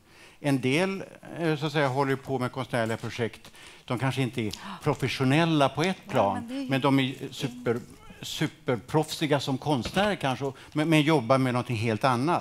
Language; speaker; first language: Swedish; native; Swedish